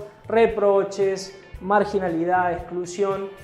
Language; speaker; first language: Spanish; native; Spanish